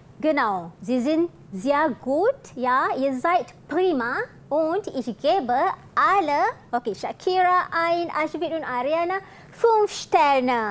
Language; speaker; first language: German; non-native, fluent; Malay